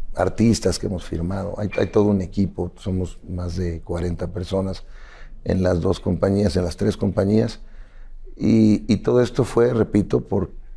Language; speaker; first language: Spanish; native; Spanish